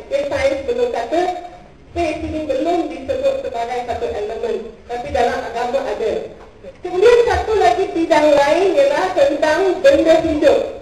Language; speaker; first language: Malay; non-native, local second language; Tamil